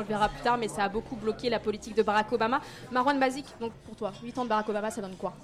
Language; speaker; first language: French; native; French